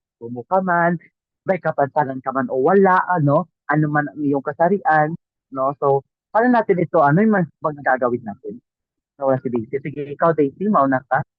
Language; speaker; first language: Filipino; non-native, local second language; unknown